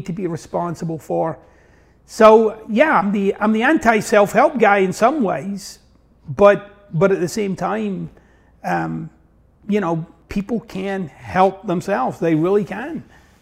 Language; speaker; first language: English; native; English